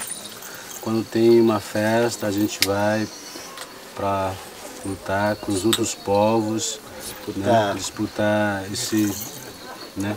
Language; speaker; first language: Portuguese; non-native, local second language; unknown